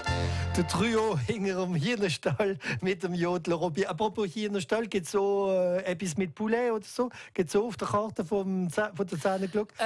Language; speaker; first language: German; native; German